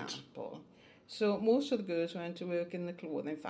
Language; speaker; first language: English; native; English